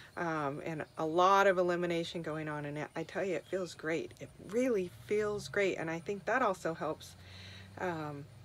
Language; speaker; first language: English; native; English